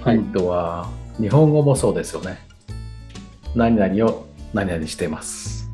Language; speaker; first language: Japanese; non-native, fluent; Tatar